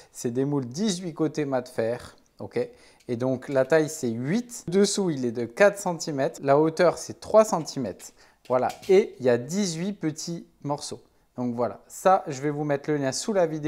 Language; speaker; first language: French; native; French